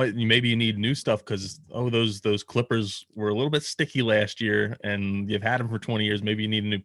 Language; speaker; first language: English; native; English